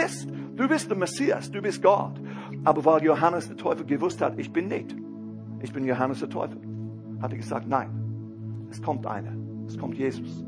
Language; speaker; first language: German; non-native, fluent; English